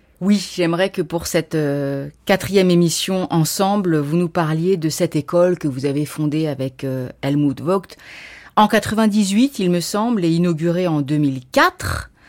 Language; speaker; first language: French; native; French